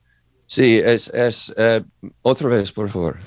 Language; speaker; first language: Spanish; non-native, learner; English